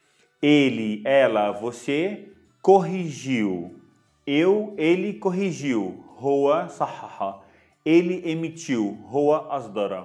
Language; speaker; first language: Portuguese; non-native, fluent; Arabic